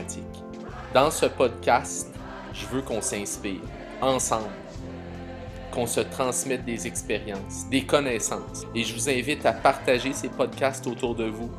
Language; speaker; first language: French; native; French